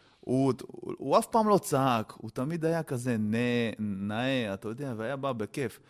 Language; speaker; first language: Hebrew; early bilingual, other home language; Russian